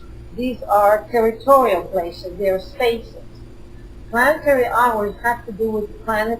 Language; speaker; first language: English; non-native, fluent; Hebrew